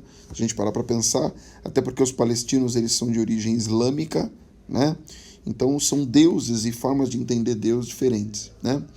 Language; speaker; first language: Portuguese; native; Portuguese